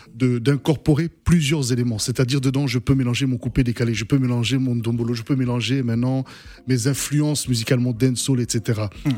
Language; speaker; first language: French; native; French